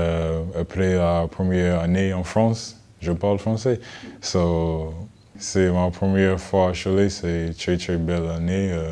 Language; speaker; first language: French; non-native, learner; English